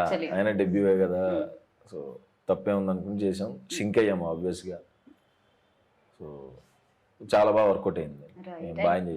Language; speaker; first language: Telugu; native; Telugu